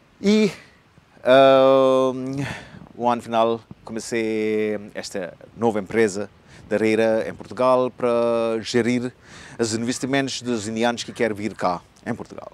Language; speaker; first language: Portuguese; non-native, learner; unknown